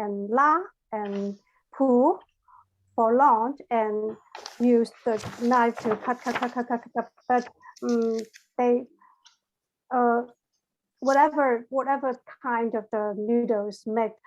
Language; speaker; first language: English; non-native, learner; Chinese